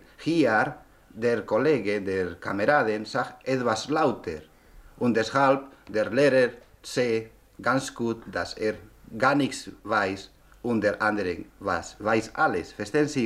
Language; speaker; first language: German; non-native, learner; Spanish